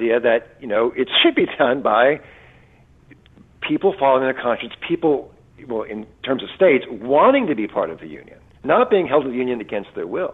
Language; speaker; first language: English; native; English